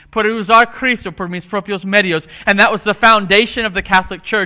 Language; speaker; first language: English; native; English